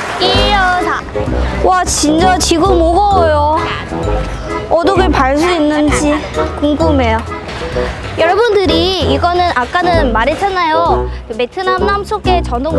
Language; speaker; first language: Korean; non-native, learner; Vietnamese